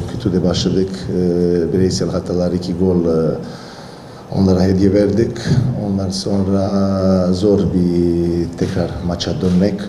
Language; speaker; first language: Turkish; non-native, learner; Croatian